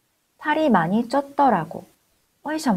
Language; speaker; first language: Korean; non-native, fluent; Chinese